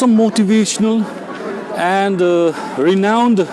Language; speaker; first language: English; non-native, local second language; Nepali